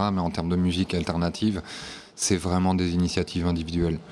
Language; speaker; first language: French; native; French